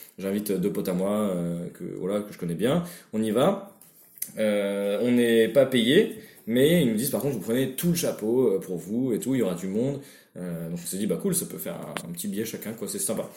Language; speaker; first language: French; native; French